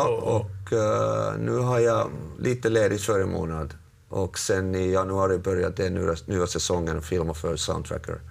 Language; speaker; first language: Swedish; non-native, local second language; Finnish